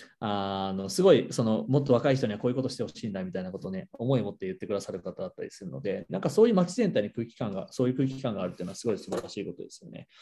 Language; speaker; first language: Japanese; native; Japanese